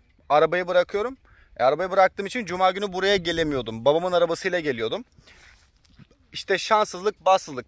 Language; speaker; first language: Turkish; native; Turkish